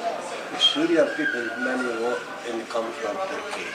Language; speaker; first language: English; non-native, learner; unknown